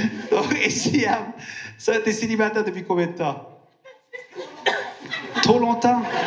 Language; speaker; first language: French; non-native, local second language; Punjabi